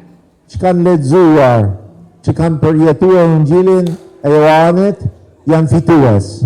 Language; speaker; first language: Albanian; non-native, fluent; English